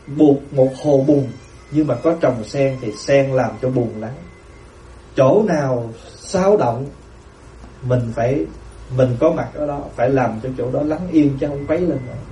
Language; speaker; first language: Vietnamese; native; Vietnamese